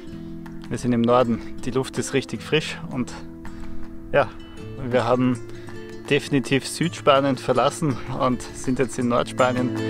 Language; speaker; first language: German; native; German